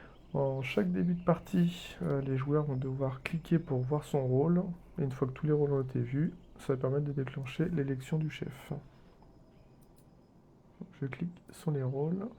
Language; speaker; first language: French; native; French